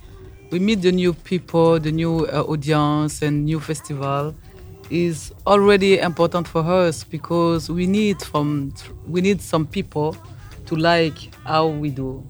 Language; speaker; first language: English; non-native, learner; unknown